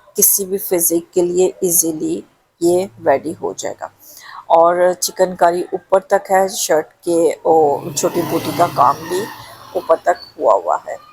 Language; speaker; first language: Urdu; non-native, local second language; Punjabi